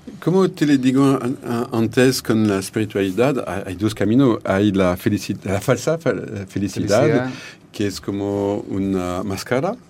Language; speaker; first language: Spanish; non-native, learner; French